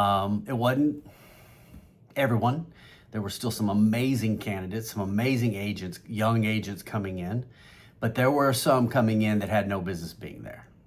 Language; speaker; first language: English; native; English